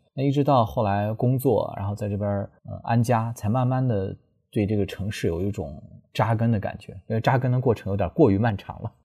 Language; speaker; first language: Chinese; native; Chinese